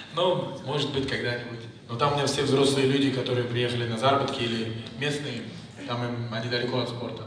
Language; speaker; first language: Russian; non-native, local second language; Uzbek